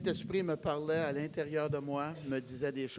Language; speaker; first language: French; native; French